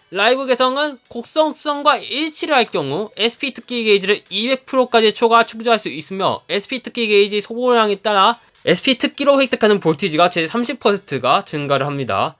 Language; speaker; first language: Korean; native; Korean